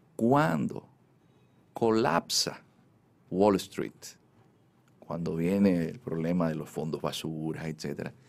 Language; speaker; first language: Spanish; native; Spanish